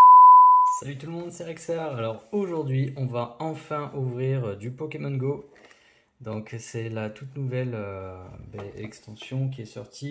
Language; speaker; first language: French; native; French